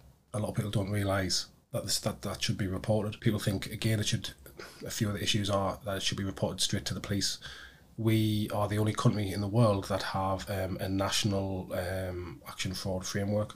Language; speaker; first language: English; native; English